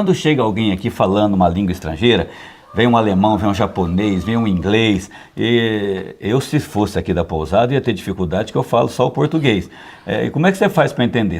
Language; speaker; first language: Portuguese; native; Portuguese